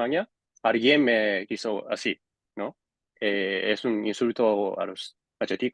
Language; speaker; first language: Spanish; non-native, fluent; Japanese